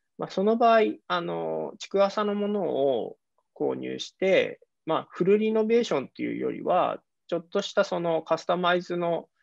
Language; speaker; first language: Japanese; native; Japanese